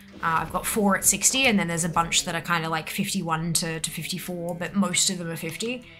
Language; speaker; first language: English; native; English